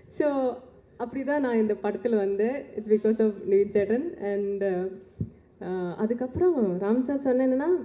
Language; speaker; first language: Tamil; non-native, learner; Malayalam